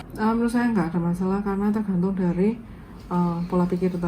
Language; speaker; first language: Indonesian; native; Indonesian